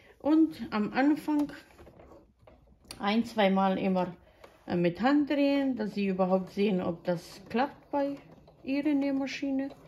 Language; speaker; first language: German; non-native, fluent; Croatian